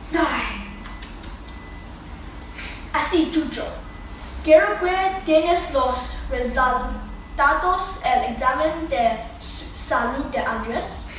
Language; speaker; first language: Spanish; non-native, learner; English